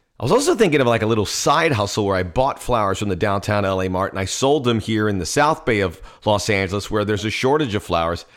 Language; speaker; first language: English; early bilingual, other home language; Spanish